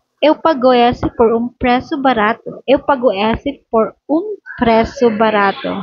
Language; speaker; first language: Portuguese; non-native, learner; Filipino